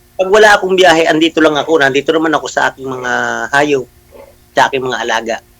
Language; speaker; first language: Filipino; native; Filipino